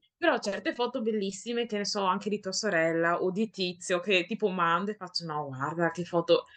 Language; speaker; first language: Italian; early bilingual, other home language; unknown